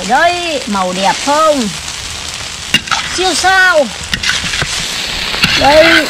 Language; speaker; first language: Vietnamese; native; Vietnamese